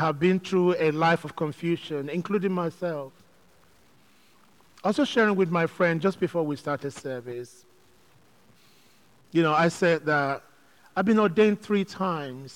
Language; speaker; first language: English; non-native, local second language; Yoruba